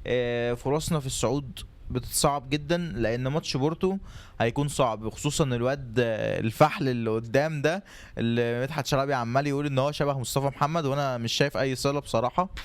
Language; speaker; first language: Arabic; native; Arabic